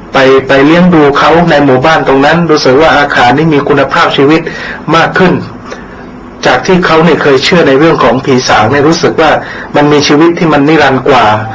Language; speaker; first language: Thai; native; Thai